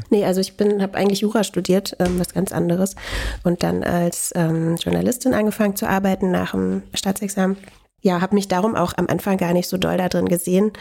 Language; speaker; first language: German; native; German